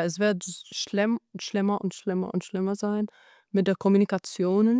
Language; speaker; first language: German; non-native, fluent; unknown